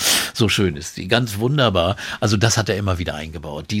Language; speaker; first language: German; native; German